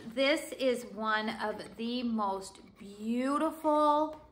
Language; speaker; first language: English; native; English